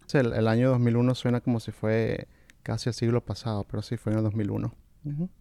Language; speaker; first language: Spanish; native; Spanish